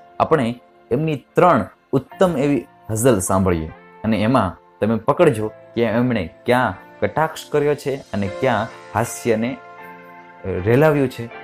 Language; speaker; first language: Gujarati; native; Gujarati